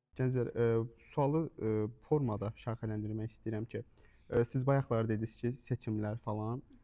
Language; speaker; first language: Azerbaijani; native; Azerbaijani